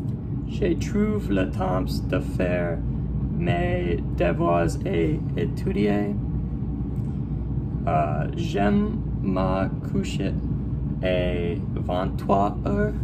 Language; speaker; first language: French; non-native, learner; English